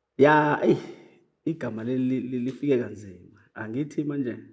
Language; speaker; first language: Zulu; native; Zulu